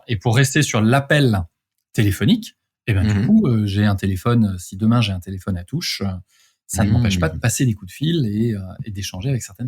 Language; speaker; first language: French; native; French